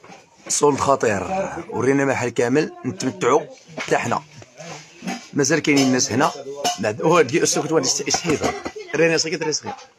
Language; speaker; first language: Arabic; native; Arabic